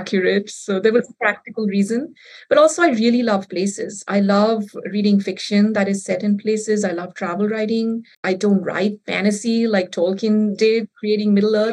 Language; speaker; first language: English; non-native, local second language; Bangla